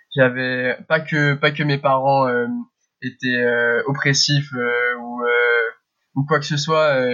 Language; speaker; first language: French; early bilingual, heritage; French